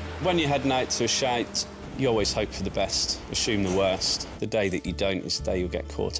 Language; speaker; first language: English; native; English